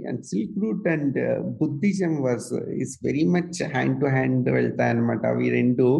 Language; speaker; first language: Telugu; non-native, local second language; Kannada